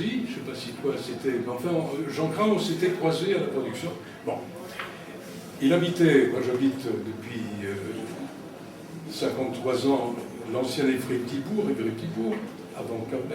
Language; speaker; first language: French; native; French